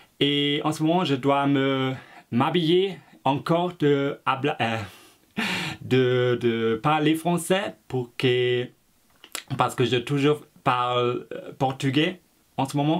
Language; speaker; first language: French; non-native, fluent; German